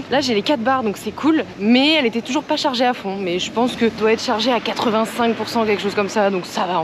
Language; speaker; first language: French; native; French